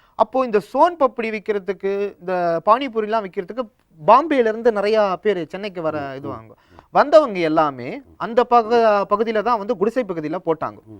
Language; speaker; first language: Tamil; native; Tamil